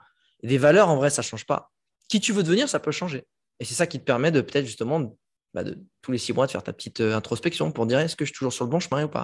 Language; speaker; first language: French; native; French